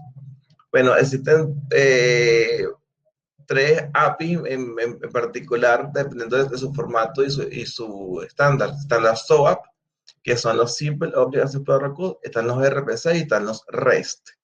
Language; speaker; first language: Spanish; native; Spanish